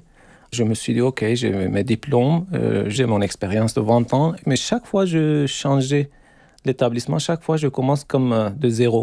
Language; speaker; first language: French; non-native, fluent; Turkish